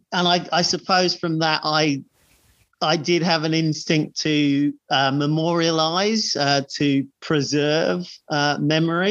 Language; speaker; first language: English; native; English